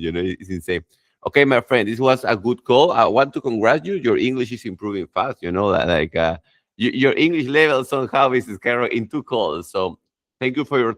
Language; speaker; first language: English; non-native, fluent; Spanish